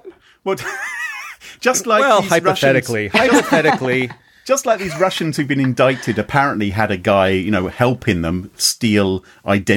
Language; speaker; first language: English; native; English